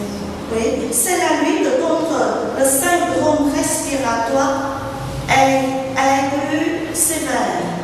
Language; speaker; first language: French; non-native, fluent; Vietnamese